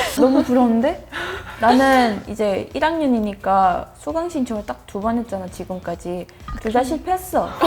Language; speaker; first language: Korean; early bilingual, heritage; Korean